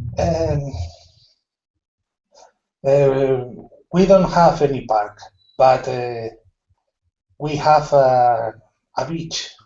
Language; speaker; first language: English; non-native, learner; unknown